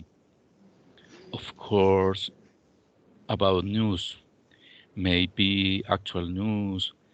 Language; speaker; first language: English; non-native, learner; Spanish